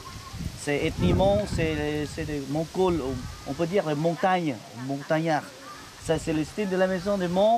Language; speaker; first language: French; non-native, learner; Lao